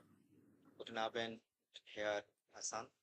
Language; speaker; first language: German; non-native, learner; Bangla